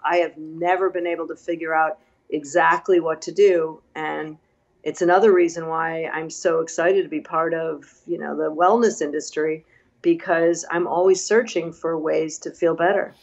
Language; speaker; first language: English; native; English